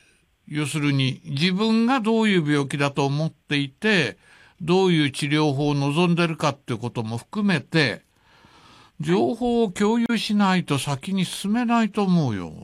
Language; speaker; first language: Japanese; native; Japanese